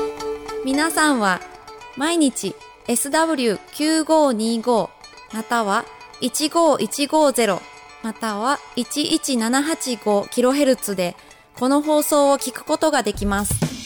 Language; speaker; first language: Japanese; non-native, fluent; Indonesian